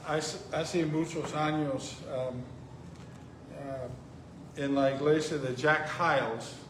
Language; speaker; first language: Spanish; non-native, fluent; English